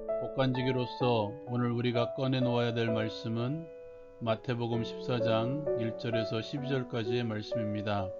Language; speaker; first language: Korean; native; Korean